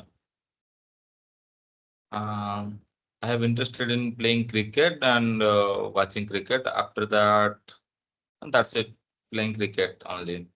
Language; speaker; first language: English; non-native, learner; Odia